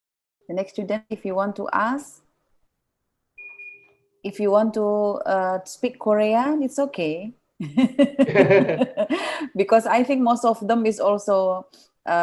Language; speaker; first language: English; non-native, fluent; Indonesian